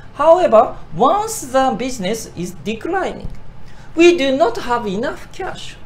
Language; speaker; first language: English; non-native, fluent; Japanese